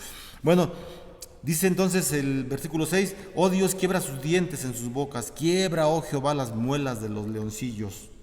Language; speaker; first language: Spanish; native; Spanish